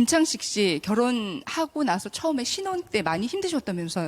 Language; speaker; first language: Korean; native; Korean